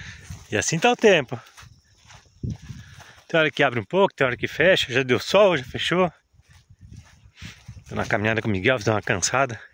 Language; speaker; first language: Portuguese; native; Portuguese